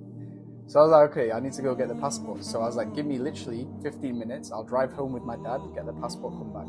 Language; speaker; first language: English; native; English